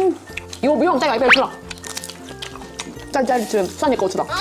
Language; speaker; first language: Chinese; non-native, learner; Korean